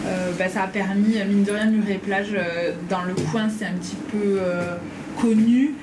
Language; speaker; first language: French; native; French